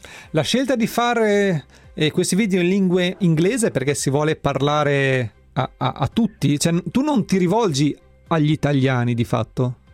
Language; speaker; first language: Italian; native; Italian